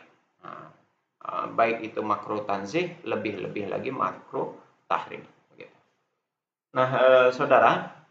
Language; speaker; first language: Indonesian; native; Indonesian